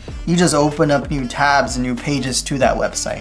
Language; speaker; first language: English; native; English